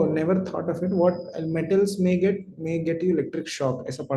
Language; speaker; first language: English; non-native, local second language; Hindi